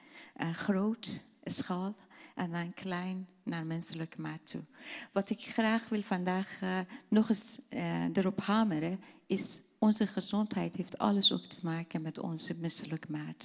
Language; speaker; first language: Dutch; non-native, fluent; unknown